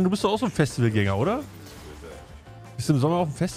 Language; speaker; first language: German; native; German